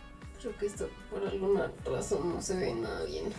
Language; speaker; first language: Spanish; native; Spanish